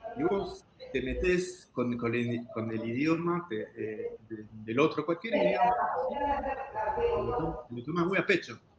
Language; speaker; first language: Spanish; non-native, fluent; French